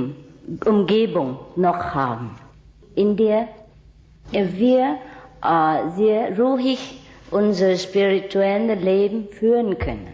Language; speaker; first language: German; non-native, learner; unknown